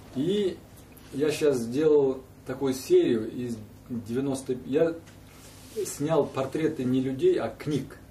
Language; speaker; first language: Russian; non-native, local second language; Kazakh